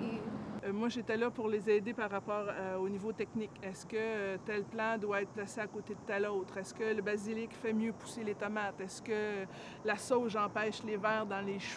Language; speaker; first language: French; native; French